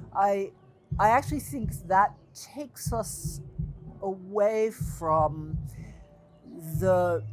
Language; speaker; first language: English; native; English